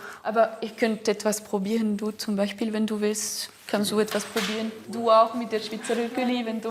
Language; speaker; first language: German; non-native, fluent; French